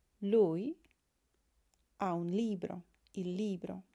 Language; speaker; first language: Italian; non-native, fluent; Slovak